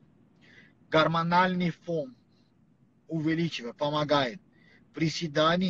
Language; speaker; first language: Russian; non-native, learner; Portuguese